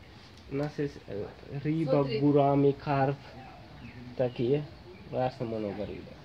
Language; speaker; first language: Russian; non-native, learner; Sinhala